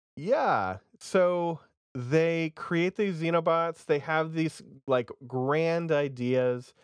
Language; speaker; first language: English; native; English